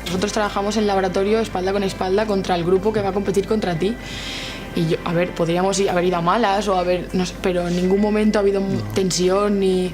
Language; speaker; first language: Spanish; native; Spanish